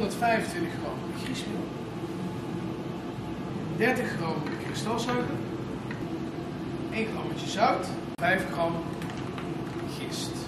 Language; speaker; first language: Dutch; native; Dutch